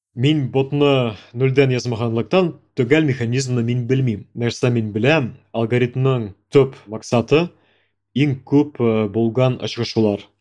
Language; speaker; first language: Tatar; non-native, local second language; Russian